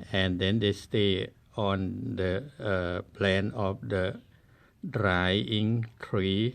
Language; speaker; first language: English; non-native, learner; Thai